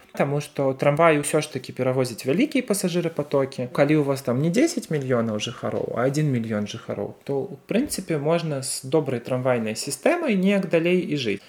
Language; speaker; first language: Belarusian; non-native, local second language; Russian